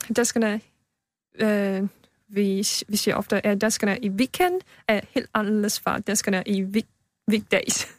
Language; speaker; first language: Danish; non-native, learner; Chinese